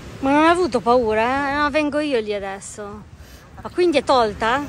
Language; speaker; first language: Italian; native; Italian